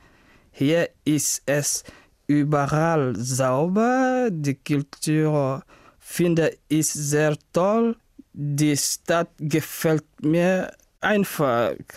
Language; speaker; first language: German; non-native, learner; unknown